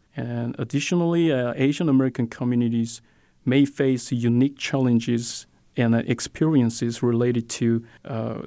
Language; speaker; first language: English; non-native, fluent; Korean